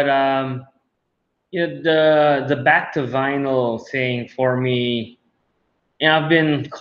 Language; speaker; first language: English; non-native, local second language; Filipino